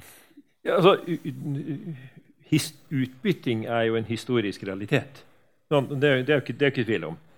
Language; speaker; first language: Norwegian; native; Norwegian